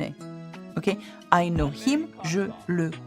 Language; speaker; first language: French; non-native, fluent; English